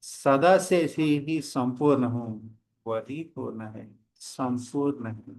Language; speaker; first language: Hindi; non-native, local second language; Telugu